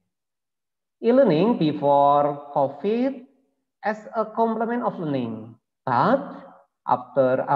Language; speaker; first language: English; non-native, learner; Indonesian